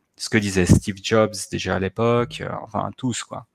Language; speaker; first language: French; native; French